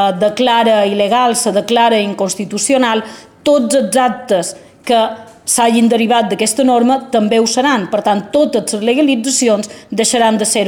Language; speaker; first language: Catalan; native; Catalan